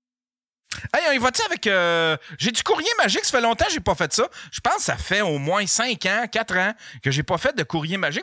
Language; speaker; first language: French; native; French